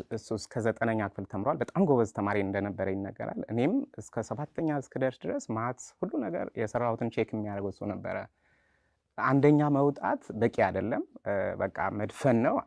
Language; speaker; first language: Amharic; non-native, local second language; Sebat Bet Gurage